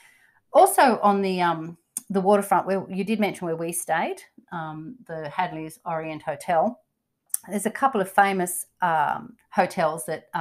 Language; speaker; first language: English; native; English